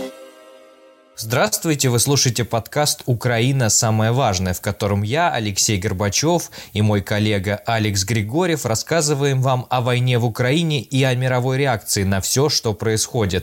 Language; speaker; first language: Russian; native; Russian